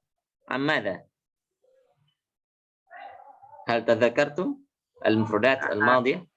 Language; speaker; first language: Arabic; non-native, fluent; Indonesian